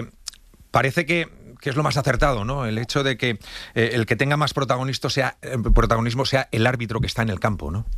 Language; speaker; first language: Spanish; native; Spanish